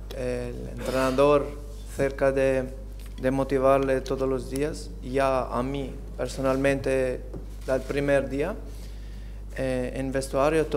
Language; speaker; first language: Spanish; non-native, learner; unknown